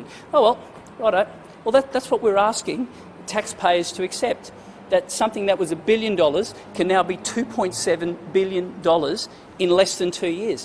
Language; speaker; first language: English; native; English